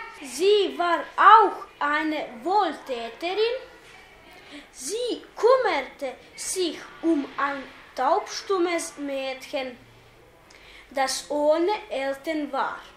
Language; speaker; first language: German; non-native, fluent; Serbian